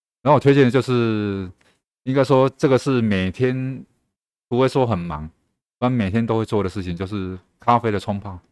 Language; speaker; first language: Chinese; native; Chinese